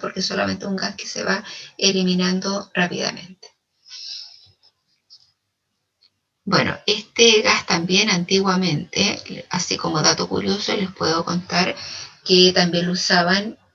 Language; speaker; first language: Spanish; native; Spanish